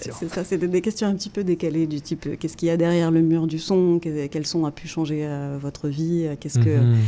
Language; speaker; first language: French; native; French